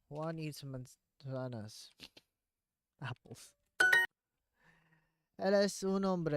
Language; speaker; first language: Spanish; non-native, learner; English